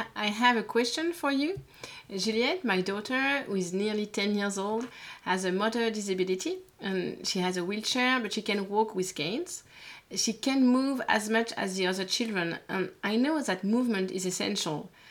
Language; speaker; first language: English; non-native, learner; French